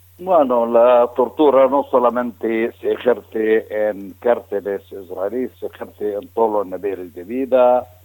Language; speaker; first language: Spanish; non-native, fluent; Arabic